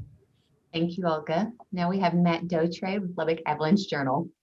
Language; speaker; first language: English; native; English